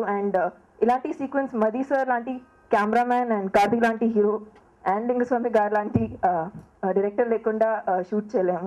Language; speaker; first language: Telugu; non-native, local second language; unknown